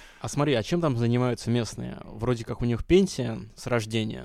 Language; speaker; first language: Russian; native; Russian